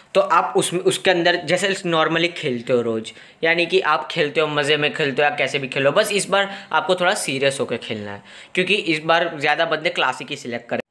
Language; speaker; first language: Hindi; non-native, local second language; Gujarati